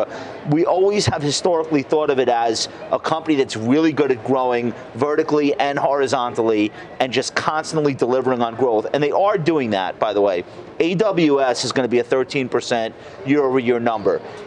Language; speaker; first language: English; native; English